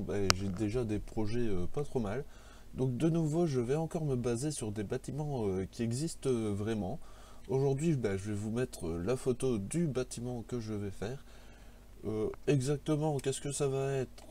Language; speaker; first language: French; native; French